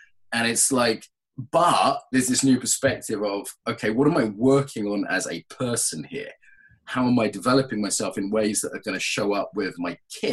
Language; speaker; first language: English; native; English